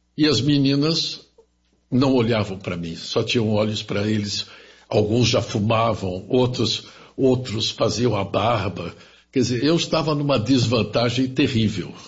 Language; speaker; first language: Portuguese; early bilingual, other home language; German